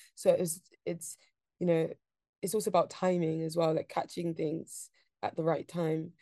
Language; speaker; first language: English; native; English